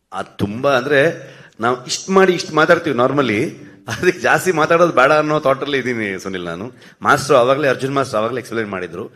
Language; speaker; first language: Kannada; native; Kannada